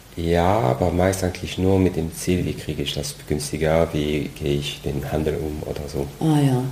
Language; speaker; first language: German; non-native, fluent; French